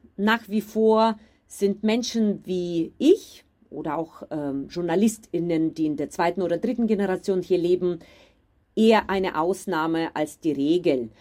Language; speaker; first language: German; non-native, fluent; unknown